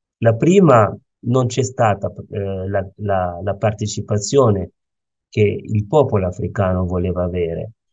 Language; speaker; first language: Italian; non-native, fluent; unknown